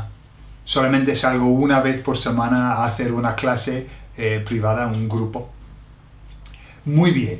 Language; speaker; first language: Spanish; non-native, fluent; English